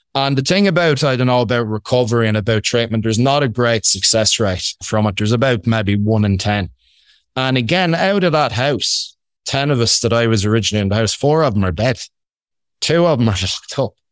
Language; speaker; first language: English; native; English